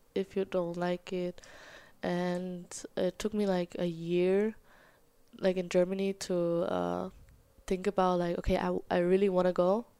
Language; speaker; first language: English; non-native, fluent; German